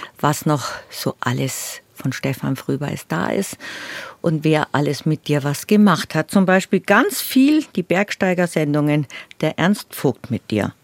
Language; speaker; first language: German; native; German